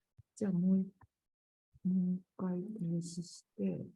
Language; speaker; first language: Japanese; native; Japanese